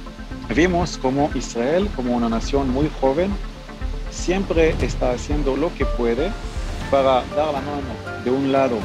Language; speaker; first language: Spanish; non-native, fluent; Hebrew